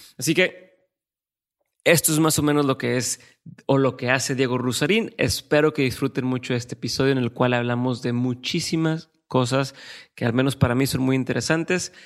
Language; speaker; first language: Spanish; native; Spanish